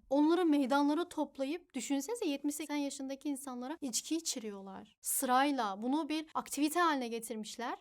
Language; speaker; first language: Turkish; early bilingual, other home language; Uyghur